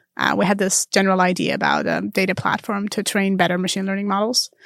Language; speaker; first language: English; non-native, fluent; Armenian